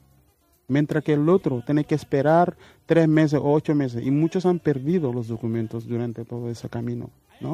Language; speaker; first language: Spanish; non-native, fluent; Wolof